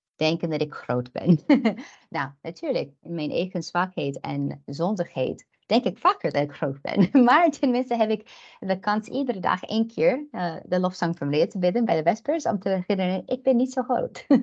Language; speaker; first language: Dutch; non-native, fluent; English